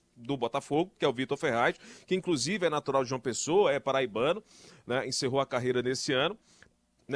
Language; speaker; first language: Portuguese; native; Portuguese